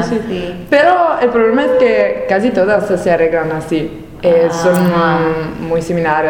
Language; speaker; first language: Spanish; non-native, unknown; Italian